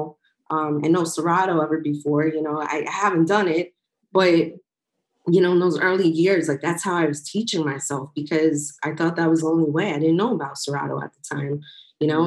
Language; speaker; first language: English; native; English